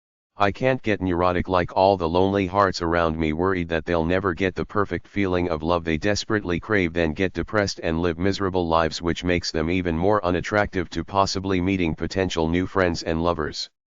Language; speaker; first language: English; native; English